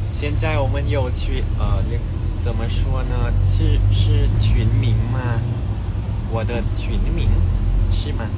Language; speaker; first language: Chinese; non-native, learner; Thai